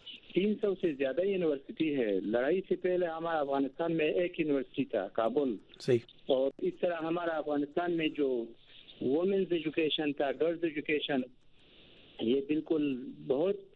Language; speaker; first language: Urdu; non-native, fluent; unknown